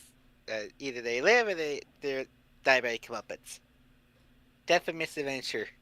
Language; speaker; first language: English; native; English